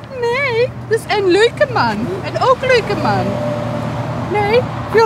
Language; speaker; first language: Dutch; non-native, learner; Polish